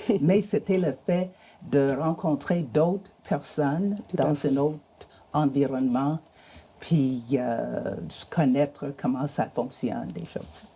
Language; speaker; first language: French; non-native, fluent; English